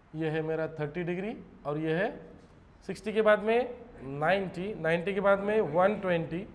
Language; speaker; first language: Hindi; non-native, local second language; Marathi